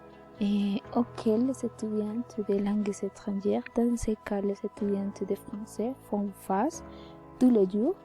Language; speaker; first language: French; non-native, learner; Spanish